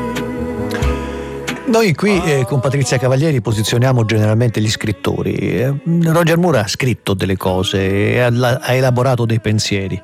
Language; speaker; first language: Italian; native; Italian